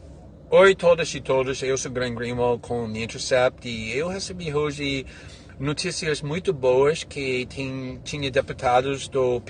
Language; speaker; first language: Portuguese; non-native, fluent; English